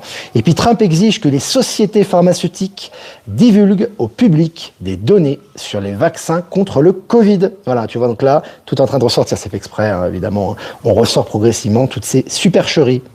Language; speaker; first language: French; native; French